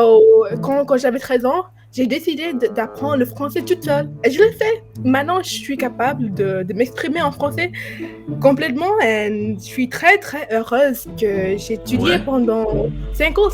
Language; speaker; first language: French; non-native, fluent; English